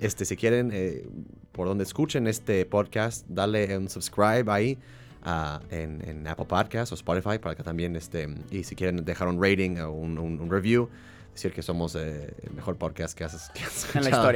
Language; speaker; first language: Spanish; native; Spanish